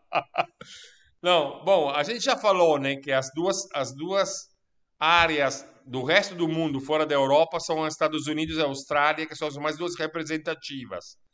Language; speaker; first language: Portuguese; non-native, fluent; Italian